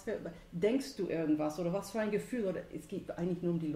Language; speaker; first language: German; non-native, fluent; English